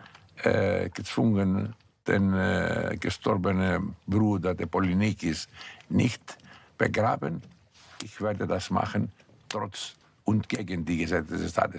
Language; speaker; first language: German; non-native, fluent; Greek